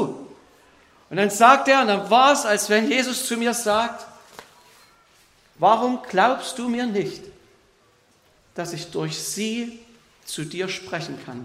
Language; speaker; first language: German; native; German